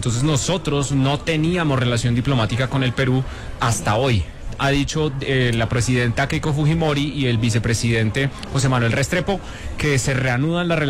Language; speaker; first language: Spanish; native; Spanish